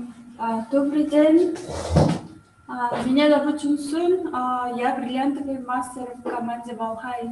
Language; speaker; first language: Russian; non-native, learner; Korean